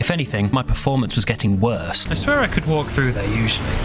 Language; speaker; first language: English; native; English